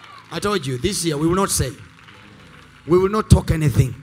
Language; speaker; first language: English; non-native, local second language; Swahili